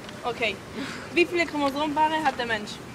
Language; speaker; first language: German; non-native, learner; Spanish